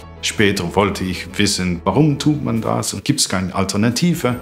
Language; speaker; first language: German; non-native, fluent; Dutch